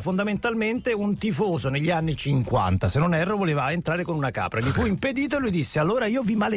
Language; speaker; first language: Italian; native; Italian